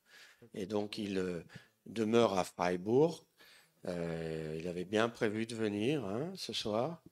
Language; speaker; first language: French; native; French